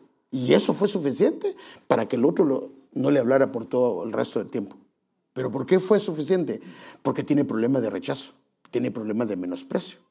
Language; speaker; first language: Spanish; native; Spanish